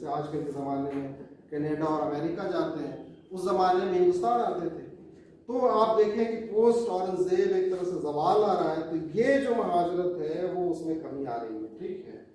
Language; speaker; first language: Urdu; native; Urdu